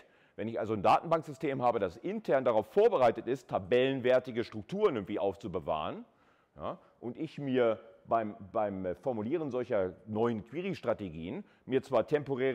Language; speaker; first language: German; native; German